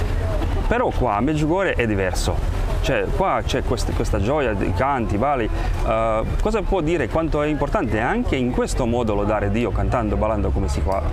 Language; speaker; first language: Italian; non-native, fluent; Croatian